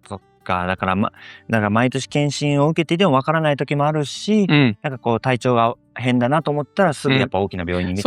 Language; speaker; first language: Japanese; native; Japanese